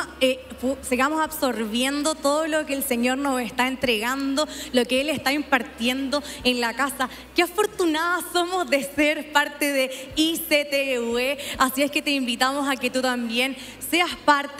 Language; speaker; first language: Spanish; native; Spanish